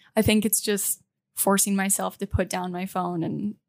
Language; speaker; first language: English; native; English